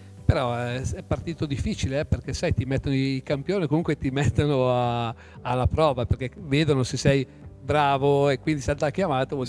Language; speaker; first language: Italian; native; Italian